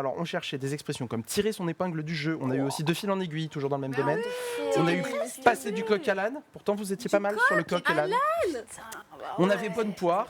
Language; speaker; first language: French; native; French